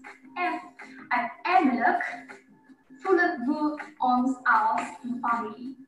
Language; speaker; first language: Dutch; non-native, learner; Indonesian